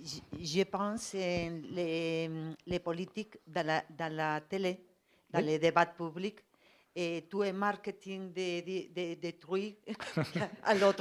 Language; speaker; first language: French; non-native, learner; Spanish